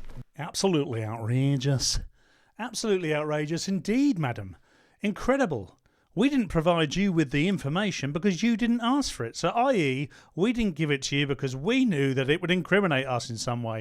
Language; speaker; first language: English; native; English